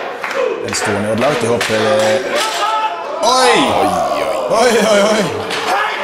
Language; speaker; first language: Norwegian; native; Norwegian